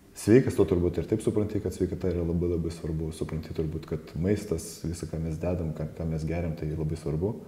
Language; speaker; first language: Lithuanian; native; Lithuanian